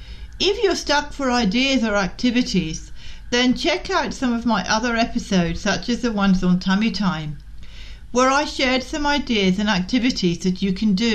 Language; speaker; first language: English; native; English